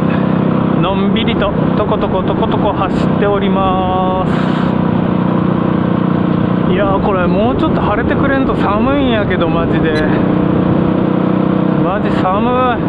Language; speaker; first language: Japanese; native; Japanese